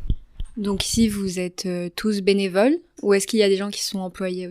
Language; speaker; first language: French; native; French